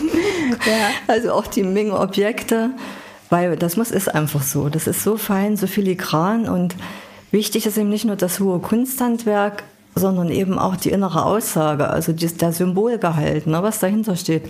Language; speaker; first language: German; native; German